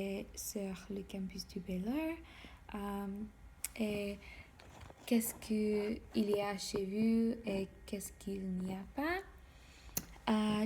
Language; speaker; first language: French; non-native, learner; English